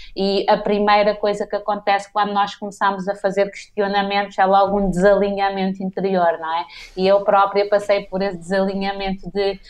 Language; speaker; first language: Portuguese; non-native, local second language; Kabuverdianu